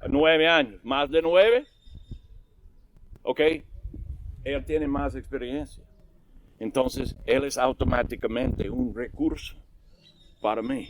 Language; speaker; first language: Spanish; non-native, learner; English